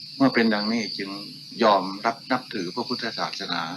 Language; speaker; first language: Thai; native; Thai